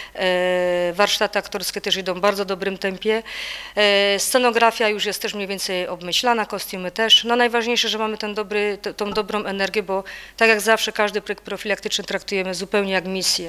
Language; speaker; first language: Polish; native; Polish